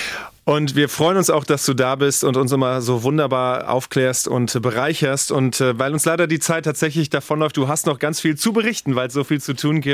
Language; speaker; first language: German; native; German